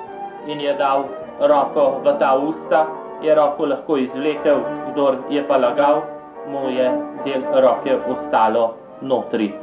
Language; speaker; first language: Slovenian; native; Slovenian